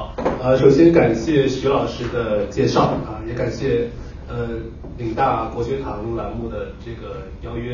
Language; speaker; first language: Chinese; native; Chinese